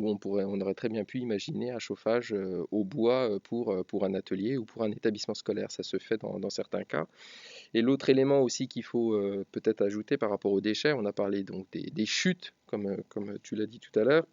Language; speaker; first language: French; native; French